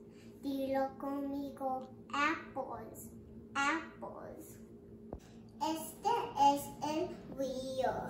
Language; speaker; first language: Spanish; early bilingual, heritage; English